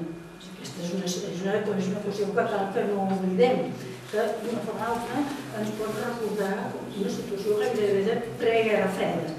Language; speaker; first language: Catalan; native; Catalan